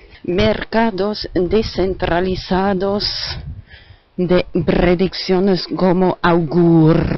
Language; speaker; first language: Spanish; non-native, fluent; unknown